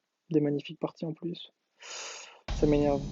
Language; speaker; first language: French; native; French